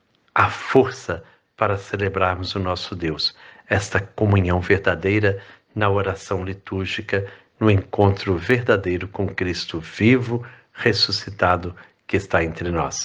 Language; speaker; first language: Portuguese; native; Portuguese